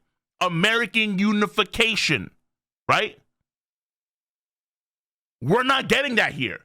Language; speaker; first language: English; native; English